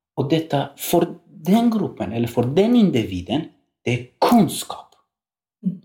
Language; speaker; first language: Swedish; non-native, fluent; Persian